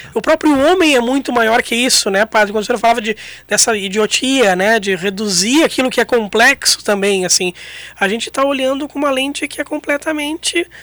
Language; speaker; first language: Portuguese; native; Portuguese